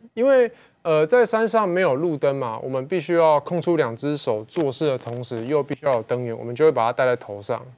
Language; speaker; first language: Chinese; native; Chinese